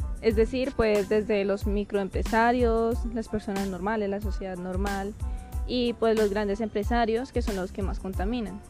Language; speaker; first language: Spanish; native; Spanish